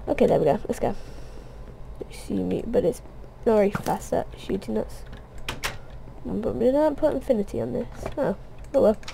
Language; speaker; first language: English; native; English